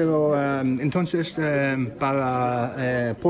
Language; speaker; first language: Spanish; non-native, learner; English